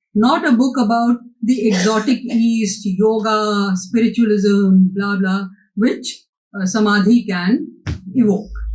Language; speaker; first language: English; non-native, local second language; Hindi